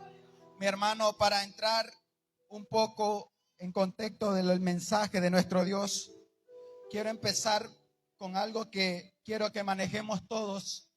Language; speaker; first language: Spanish; native; Spanish